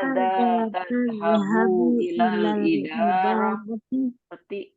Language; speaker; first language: Arabic; non-native, learner; Indonesian